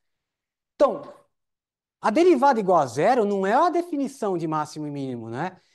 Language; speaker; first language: Portuguese; native; Portuguese